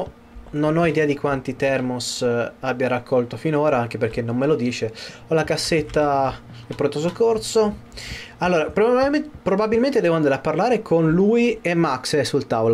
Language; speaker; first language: Italian; native; Italian